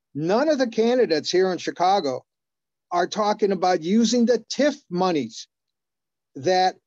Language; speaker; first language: English; native; English